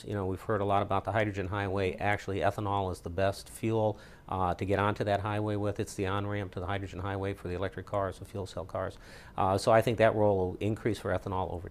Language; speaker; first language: English; native; English